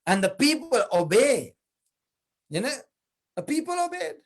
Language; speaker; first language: English; non-native, local second language; Urdu